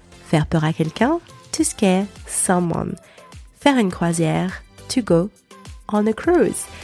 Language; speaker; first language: French; native; French